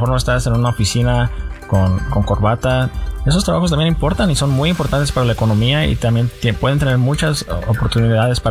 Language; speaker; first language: Spanish; early bilingual, heritage; Spanish